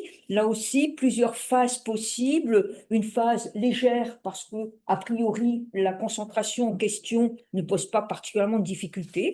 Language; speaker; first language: French; native; French